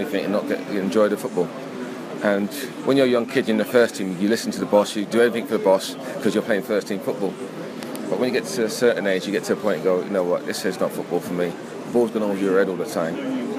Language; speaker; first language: English; native; English